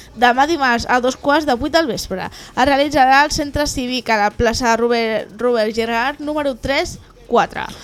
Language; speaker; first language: Catalan; native; Catalan